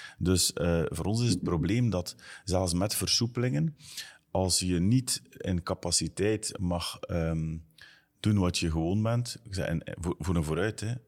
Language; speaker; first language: Dutch; native; Dutch